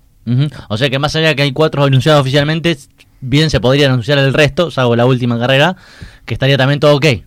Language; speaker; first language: Spanish; native; Spanish